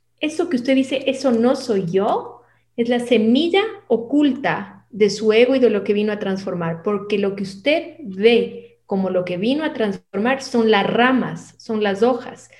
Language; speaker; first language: Spanish; native; Spanish